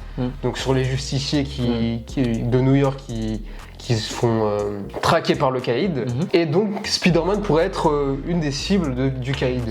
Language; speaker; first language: French; native; French